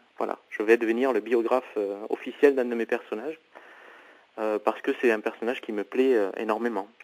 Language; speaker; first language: French; non-native, fluent; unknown